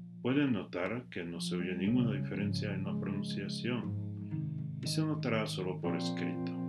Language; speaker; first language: Spanish; non-native, fluent; English